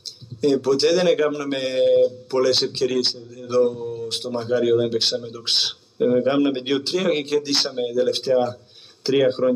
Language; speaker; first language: Greek; non-native, fluent; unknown